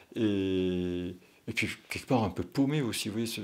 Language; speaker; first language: French; native; French